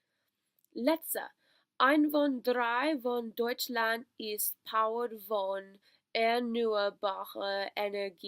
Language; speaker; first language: German; non-native, learner; English